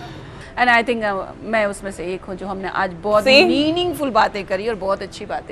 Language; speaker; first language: Hindi; native; Hindi